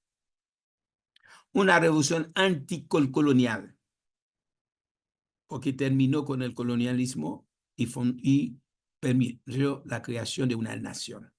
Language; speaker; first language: Spanish; non-native, fluent; Haitian Creole